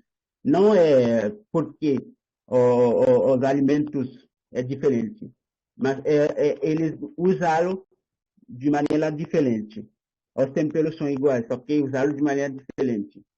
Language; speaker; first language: Portuguese; non-native, learner; Haitian Creole